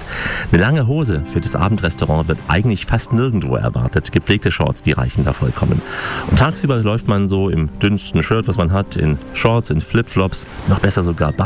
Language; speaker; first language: German; native; German